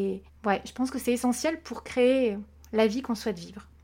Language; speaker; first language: French; native; French